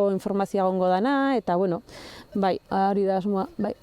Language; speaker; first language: Basque; native; Basque